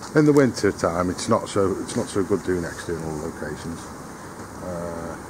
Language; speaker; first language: English; native; English